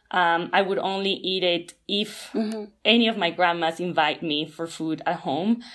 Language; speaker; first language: English; non-native, fluent; Spanish